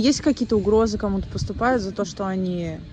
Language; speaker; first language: Russian; native; Russian